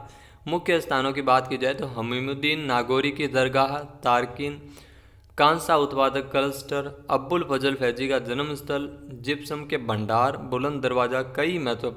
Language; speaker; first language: Hindi; native; Hindi